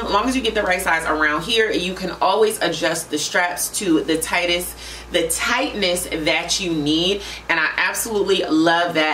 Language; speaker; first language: English; native; English